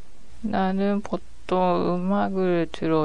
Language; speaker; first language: Korean; non-native, learner; Japanese